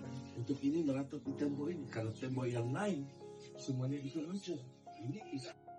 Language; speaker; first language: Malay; non-native, learner; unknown